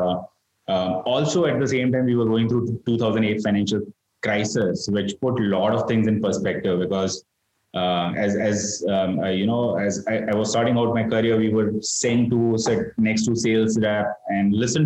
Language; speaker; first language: English; non-native, local second language; Gujarati